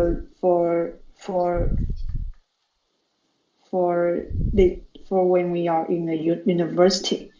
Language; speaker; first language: English; non-native, learner; Chinese